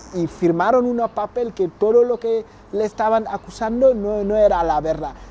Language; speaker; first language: Spanish; non-native, fluent; Wolof